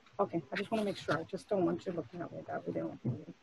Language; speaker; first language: English; early bilingual, other home language; Spanish